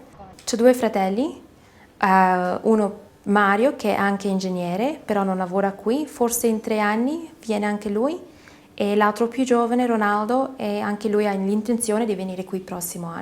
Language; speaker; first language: Italian; early bilingual, heritage; Italian